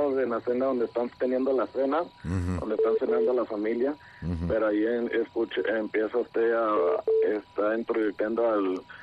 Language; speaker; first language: Spanish; early bilingual, heritage; Spanish